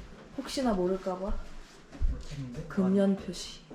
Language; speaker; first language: Korean; native; Korean